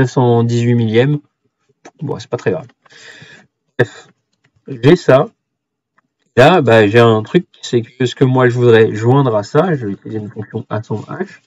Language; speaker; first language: French; native; French